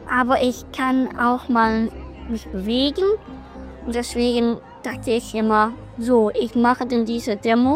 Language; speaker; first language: German; non-native, learner; English